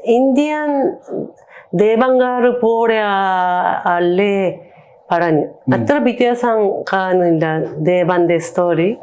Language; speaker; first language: Malayalam; non-native, learner; Japanese